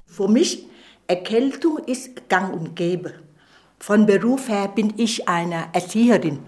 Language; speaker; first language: German; non-native, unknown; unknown